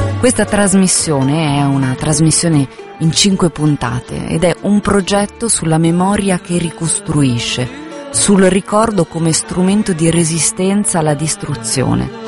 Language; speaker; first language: Italian; native; Italian